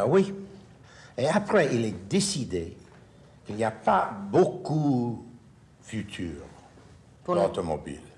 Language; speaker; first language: French; non-native, fluent; English